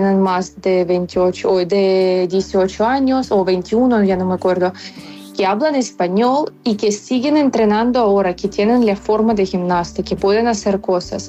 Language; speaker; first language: Spanish; non-native, fluent; Ukrainian